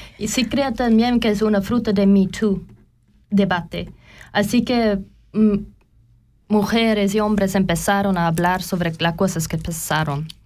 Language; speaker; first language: Spanish; non-native, learner; German